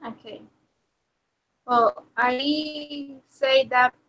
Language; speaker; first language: English; non-native, learner; Spanish